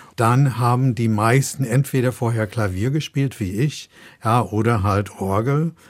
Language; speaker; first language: German; non-native, fluent; English